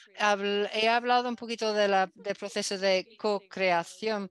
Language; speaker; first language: Spanish; non-native, learner; Dutch